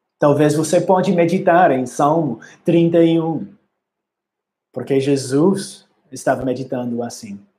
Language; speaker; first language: Portuguese; non-native, learner; English